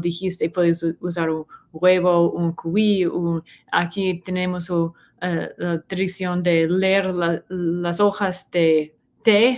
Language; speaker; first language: Spanish; non-native, learner; English